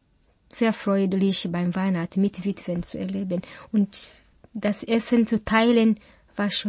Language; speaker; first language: German; non-native, learner; Kinyarwanda